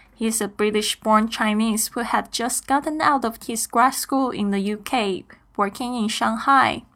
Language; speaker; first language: English; non-native, fluent; Chinese